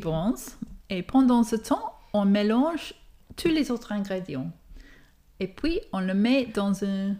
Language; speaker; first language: French; non-native, fluent; English